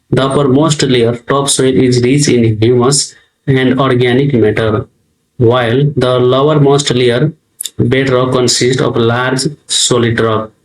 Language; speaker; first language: English; non-native, local second language; Nepali